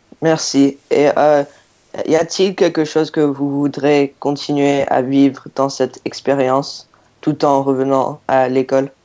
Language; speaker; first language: French; non-native, fluent; English